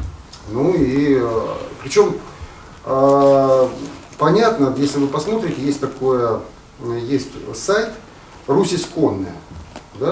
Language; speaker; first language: Russian; native; Russian